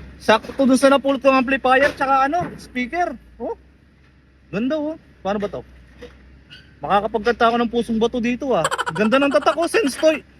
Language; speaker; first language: Filipino; native; Filipino